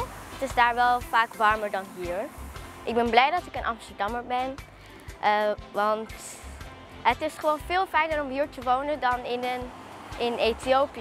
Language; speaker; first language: Dutch; early bilingual, other home language; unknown